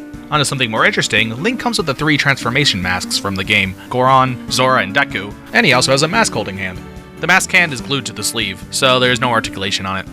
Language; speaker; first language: English; native; English